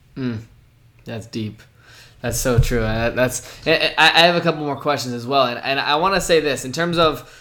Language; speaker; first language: English; native; English